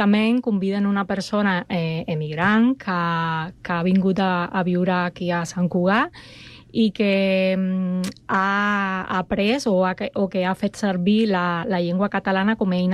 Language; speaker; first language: Catalan; non-native, fluent; Spanish